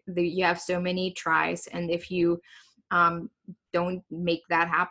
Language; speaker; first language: English; non-native, fluent; German